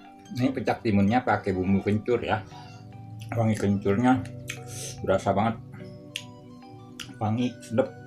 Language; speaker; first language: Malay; non-native, local second language; Sundanese